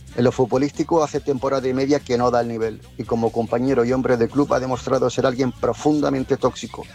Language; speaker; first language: Spanish; native; Spanish